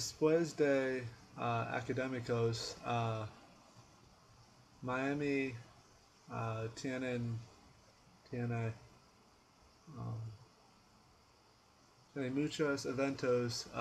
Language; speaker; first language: Spanish; non-native, learner; English